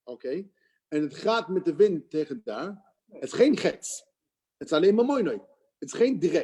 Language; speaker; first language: Dutch; non-native, fluent; English